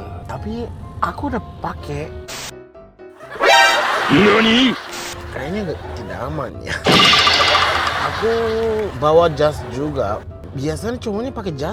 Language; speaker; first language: Indonesian; non-native, learner; Japanese